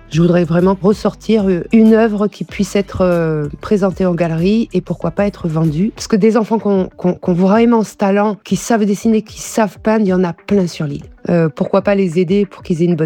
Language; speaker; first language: French; early bilingual, other home language; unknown